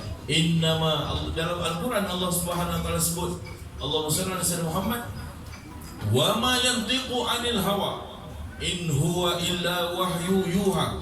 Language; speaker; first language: Malay; native; Malay